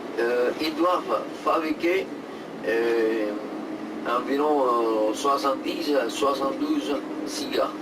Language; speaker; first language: French; non-native, fluent; Spanish